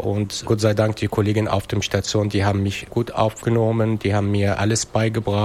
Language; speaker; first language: German; non-native, fluent; Arabic